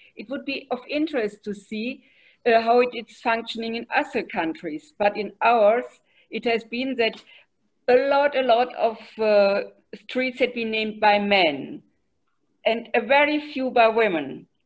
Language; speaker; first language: English; non-native, fluent; German